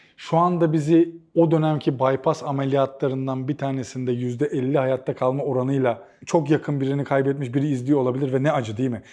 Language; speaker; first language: Turkish; native; Turkish